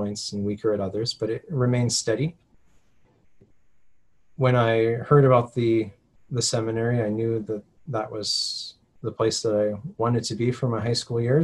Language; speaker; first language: English; native; English